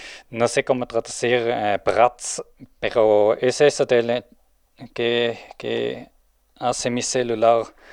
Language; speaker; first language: Spanish; non-native, learner; Swiss German